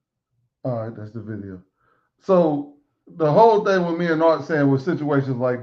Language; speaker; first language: English; native; English